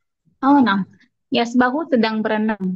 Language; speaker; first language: Indonesian; native; Indonesian